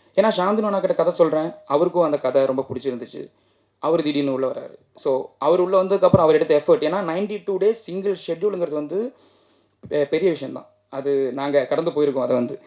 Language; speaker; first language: Tamil; non-native, local second language; Malayalam